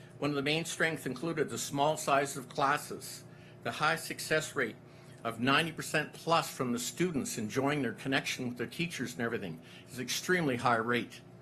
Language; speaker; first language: English; native; English